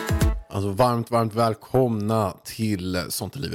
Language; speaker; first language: Swedish; native; Swedish